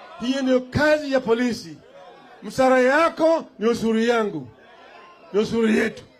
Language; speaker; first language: Swahili; non-native, local second language; Luo (Kenya and Tanzania)